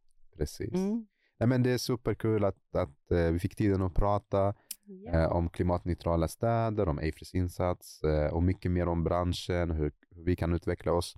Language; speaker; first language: Swedish; non-native, fluent; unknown